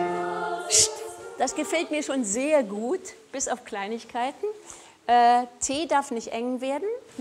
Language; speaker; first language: German; native; German